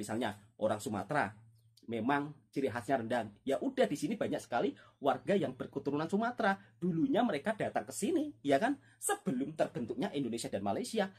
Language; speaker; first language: Indonesian; native; Indonesian